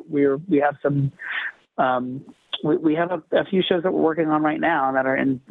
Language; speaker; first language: English; native; English